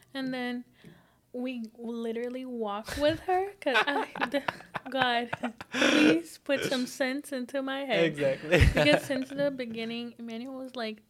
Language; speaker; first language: English; non-native, fluent; Portuguese